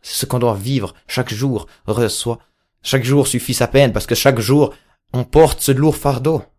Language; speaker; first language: French; native; French